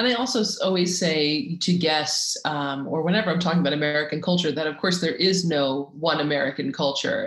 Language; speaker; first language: English; native; English